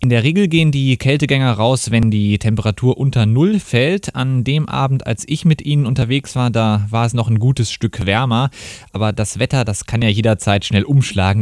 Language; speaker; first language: German; native; German